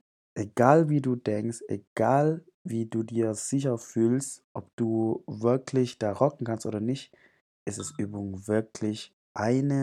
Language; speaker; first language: German; non-native, fluent; Indonesian